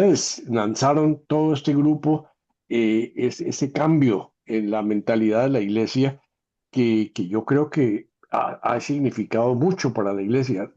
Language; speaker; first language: Spanish; native; Spanish